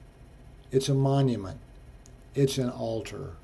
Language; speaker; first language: English; native; English